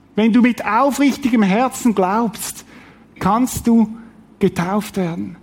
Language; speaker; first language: German; native; German